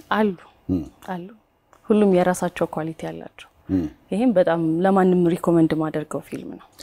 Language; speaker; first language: Amharic; native; Amharic